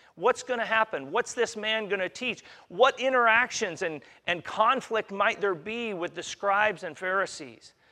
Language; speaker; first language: English; native; English